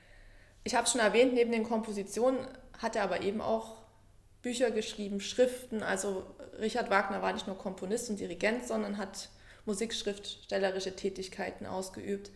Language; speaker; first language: German; native; German